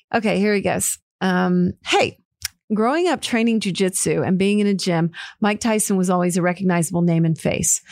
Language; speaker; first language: English; early bilingual, other home language; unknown